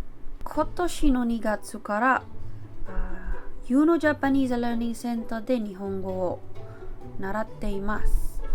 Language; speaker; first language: Japanese; non-native, learner; Filipino